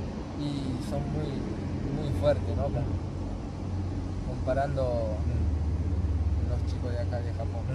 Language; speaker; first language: Spanish; non-native, fluent; Japanese